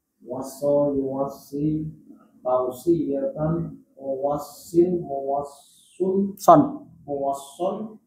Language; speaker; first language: Arabic; non-native, learner; Indonesian